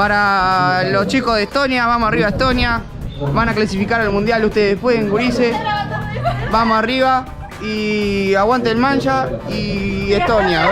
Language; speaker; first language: Spanish; native; Spanish